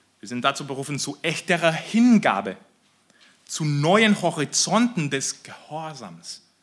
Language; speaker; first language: German; non-native, fluent; Spanish